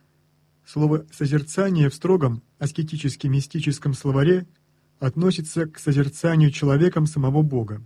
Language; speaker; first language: Russian; native; Russian